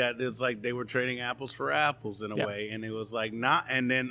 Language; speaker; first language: English; native; English